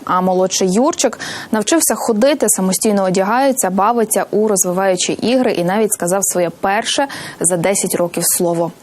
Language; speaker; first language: Ukrainian; native; Ukrainian